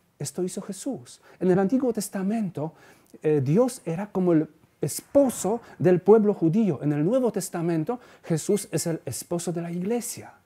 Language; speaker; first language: Spanish; non-native, fluent; Polish